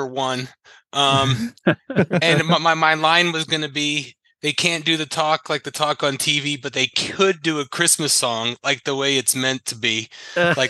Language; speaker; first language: English; native; English